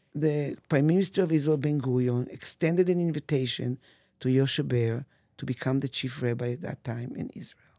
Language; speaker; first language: English; non-native, fluent; Hebrew